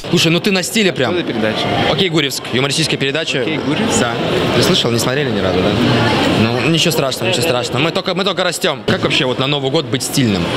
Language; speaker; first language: Russian; native; Russian